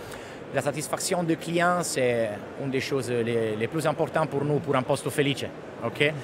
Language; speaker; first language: French; non-native, fluent; Italian